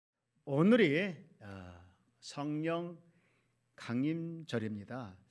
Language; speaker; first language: Korean; native; Korean